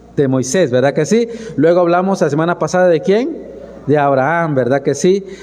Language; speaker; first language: Spanish; native; Spanish